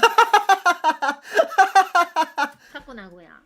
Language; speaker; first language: Japanese; native; Japanese